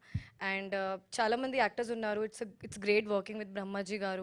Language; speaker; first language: Telugu; non-native, learner; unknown